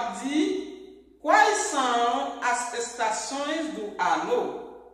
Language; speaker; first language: Portuguese; non-native, fluent; Haitian Creole